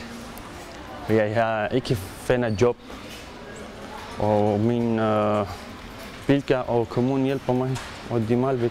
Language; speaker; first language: Danish; non-native, learner; Arabic